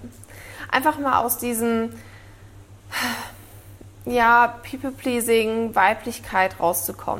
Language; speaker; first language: German; native; German